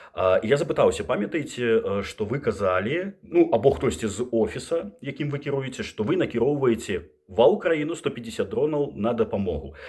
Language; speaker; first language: Belarusian; non-native, local second language; Russian